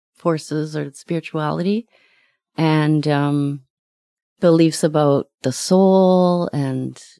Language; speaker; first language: English; native; English